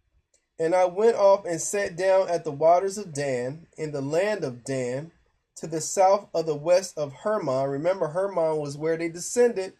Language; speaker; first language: English; native; English